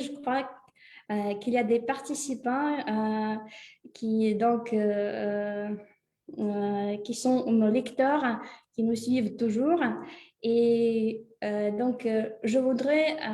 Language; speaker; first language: French; non-native, fluent; Russian